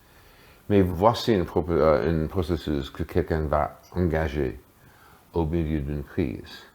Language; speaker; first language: French; non-native, fluent; English